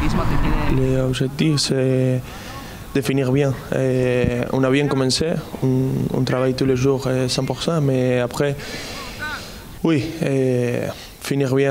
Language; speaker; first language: French; non-native, fluent; Spanish